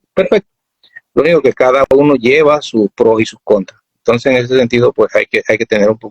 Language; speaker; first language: Spanish; native; Spanish